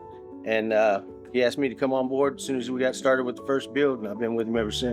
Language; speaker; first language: English; native; English